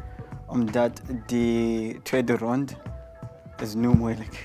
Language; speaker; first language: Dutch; non-native, learner; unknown